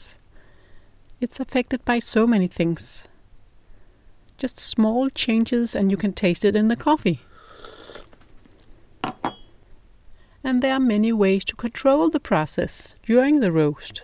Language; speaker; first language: English; non-native, fluent; Danish